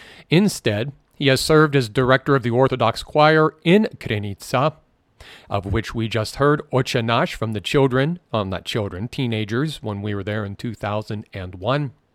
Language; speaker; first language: English; native; English